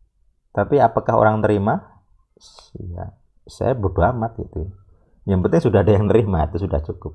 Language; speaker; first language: Indonesian; native; Indonesian